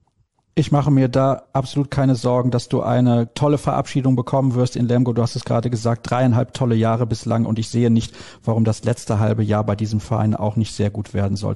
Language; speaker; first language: German; native; German